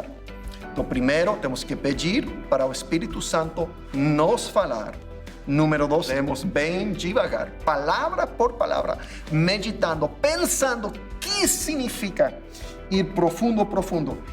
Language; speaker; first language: Portuguese; non-native, fluent; English